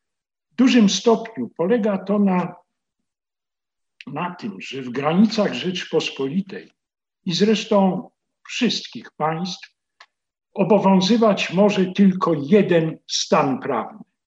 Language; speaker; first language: Polish; native; Polish